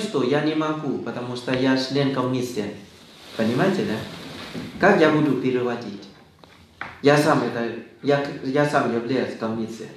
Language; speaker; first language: Russian; non-native, fluent; Thai